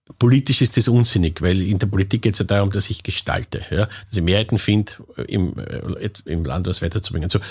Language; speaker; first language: German; native; German